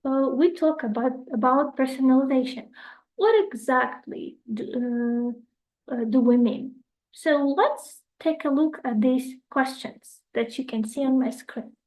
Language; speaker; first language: English; non-native, fluent; Ukrainian